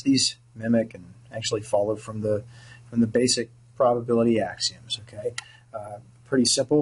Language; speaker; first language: English; native; English